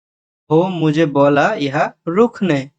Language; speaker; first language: Hindi; non-native, learner; Bangla